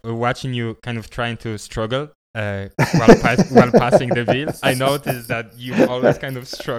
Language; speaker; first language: English; non-native, fluent; Polish